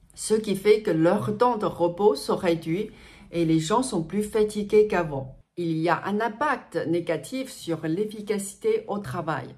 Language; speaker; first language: French; non-native, fluent; Chinese